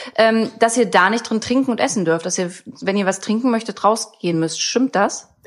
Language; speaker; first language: German; native; German